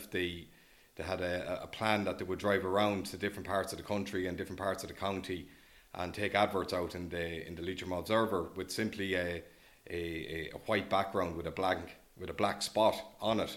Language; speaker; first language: English; native; English